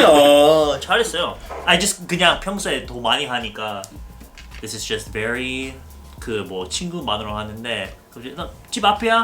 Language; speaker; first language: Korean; early bilingual, heritage; Korean